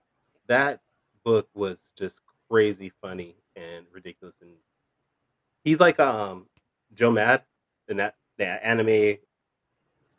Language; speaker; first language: English; native; English